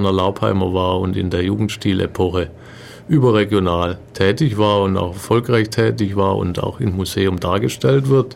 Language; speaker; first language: German; native; German